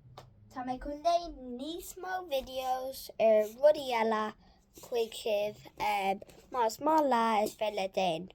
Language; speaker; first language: Irish; non-native, learner; English